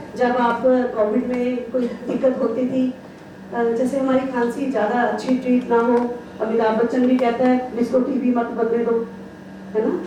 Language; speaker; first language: Hindi; non-native, local second language; Punjabi